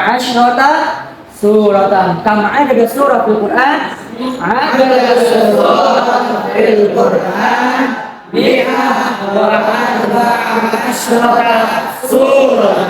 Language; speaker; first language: Arabic; non-native, fluent; Indonesian